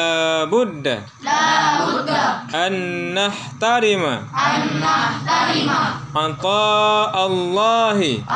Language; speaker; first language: Arabic; non-native, fluent; Indonesian